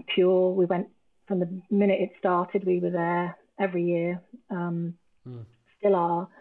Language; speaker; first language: English; native; English